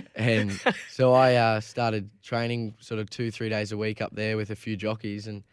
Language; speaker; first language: English; native; English